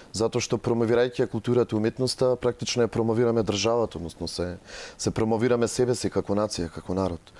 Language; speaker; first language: Macedonian; native; Macedonian